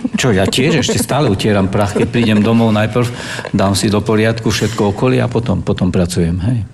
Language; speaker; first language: Slovak; non-native, local second language; German